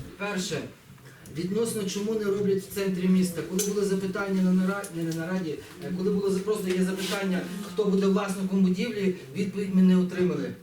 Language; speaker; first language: Ukrainian; native; Ukrainian